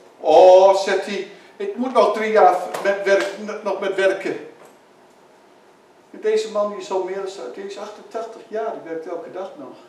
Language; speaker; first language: Dutch; native; Dutch